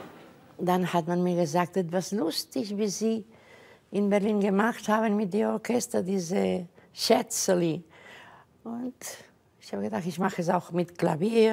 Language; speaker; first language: German; non-native, fluent; Catalan